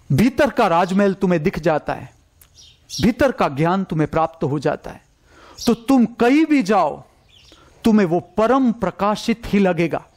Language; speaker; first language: Hindi; non-native, local second language; Gujarati